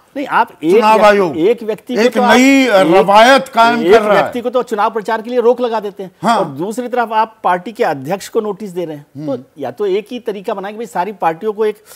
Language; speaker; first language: Hindi; native; Hindi